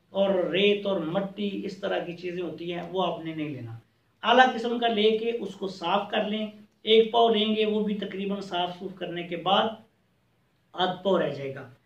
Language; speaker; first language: Urdu; non-native, local second language; Punjabi